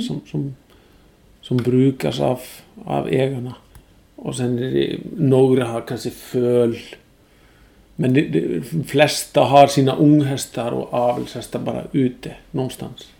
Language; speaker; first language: Swedish; non-native, fluent; Icelandic